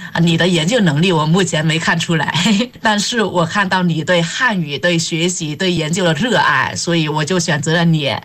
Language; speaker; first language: Chinese; non-native, fluent; Vietnamese